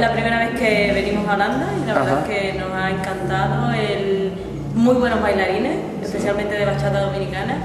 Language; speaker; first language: Spanish; native; Spanish